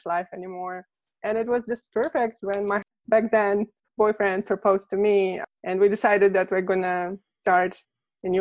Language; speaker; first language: English; non-native, fluent; Russian